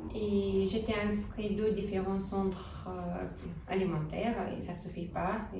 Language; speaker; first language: French; non-native, learner; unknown